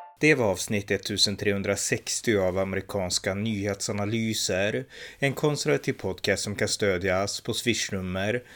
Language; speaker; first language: Swedish; native; Swedish